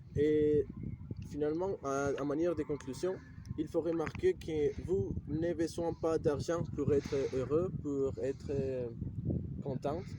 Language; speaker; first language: French; non-native, learner; Spanish